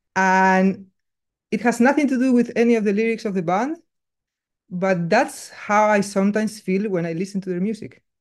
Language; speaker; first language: English; non-native, fluent; Spanish